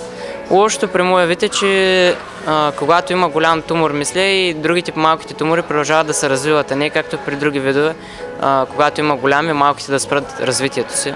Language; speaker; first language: Bulgarian; native; Bulgarian